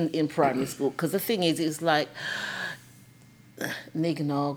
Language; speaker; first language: English; native; English